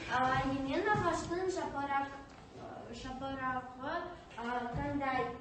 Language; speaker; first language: Kazakh; non-native, local second language; Russian